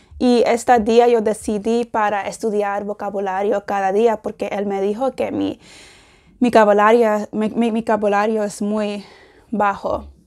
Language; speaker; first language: Spanish; non-native, learner; English